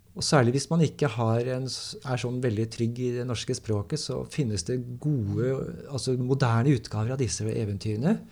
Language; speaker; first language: Norwegian; native; Norwegian